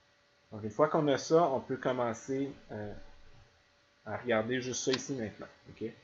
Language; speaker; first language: French; native; French